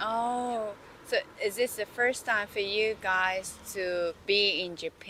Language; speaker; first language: English; non-native, fluent; Japanese